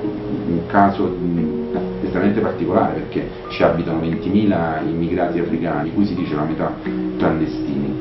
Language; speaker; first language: Italian; native; Italian